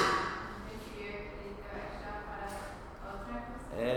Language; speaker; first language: Spanish; non-native, learner; English